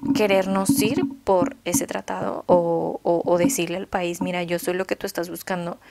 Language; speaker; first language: Spanish; native; Spanish